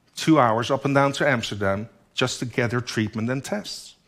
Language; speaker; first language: English; non-native, fluent; Dutch